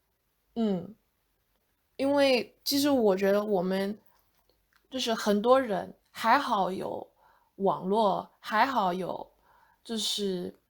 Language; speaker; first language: Chinese; non-native, fluent; English